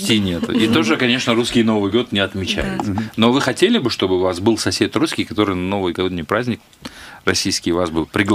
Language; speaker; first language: Russian; native; Russian